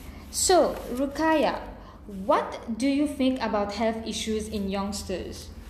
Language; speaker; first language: English; non-native, local second language; Morisyen